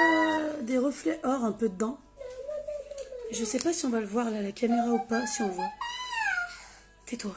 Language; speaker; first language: French; native; French